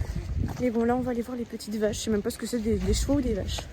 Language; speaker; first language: French; native; French